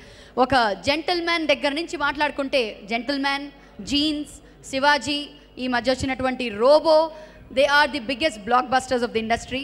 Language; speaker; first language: Telugu; native; Telugu